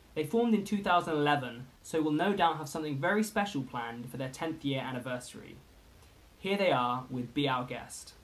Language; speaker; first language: English; native; English